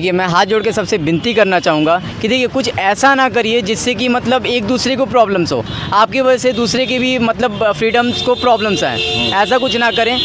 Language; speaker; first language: Hindi; native; Hindi